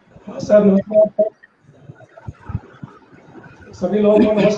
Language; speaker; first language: Hindi; native; Hindi